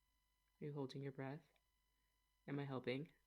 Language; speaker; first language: English; native; English